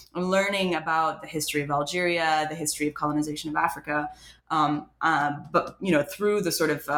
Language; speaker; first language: English; non-native, fluent; French